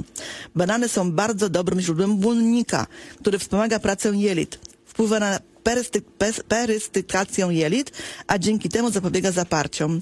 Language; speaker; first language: Polish; native; Polish